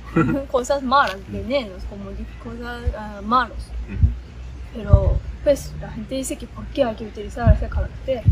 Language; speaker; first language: Spanish; non-native, fluent; Japanese